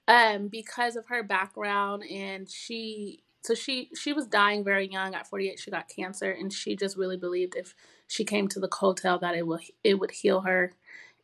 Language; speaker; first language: English; native; English